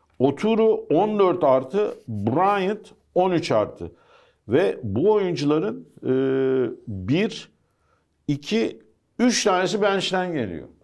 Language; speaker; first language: Turkish; early bilingual, heritage; Turkish